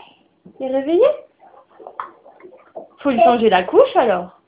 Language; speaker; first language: French; native; French